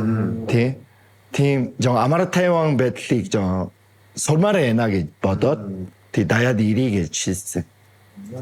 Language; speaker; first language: Mongolian; non-native, fluent; Korean